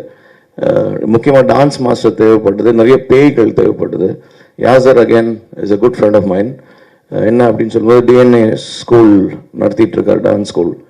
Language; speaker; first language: Tamil; native; Tamil